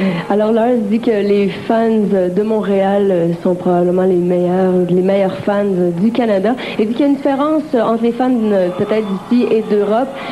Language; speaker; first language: French; native; French